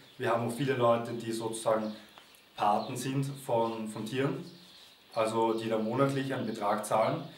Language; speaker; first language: German; native; German